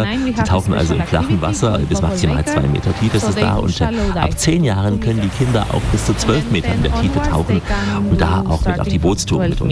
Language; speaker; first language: German; native; German